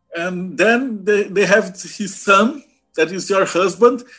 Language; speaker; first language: English; non-native, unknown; Portuguese